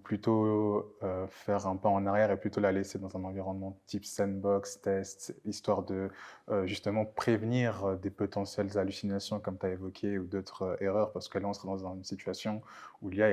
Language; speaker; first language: French; native; French